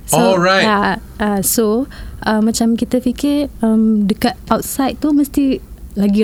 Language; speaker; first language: English; non-native, local second language; Malay